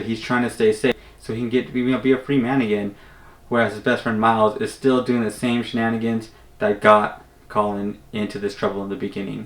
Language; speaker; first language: English; native; English